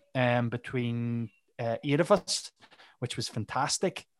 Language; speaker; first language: English; native; English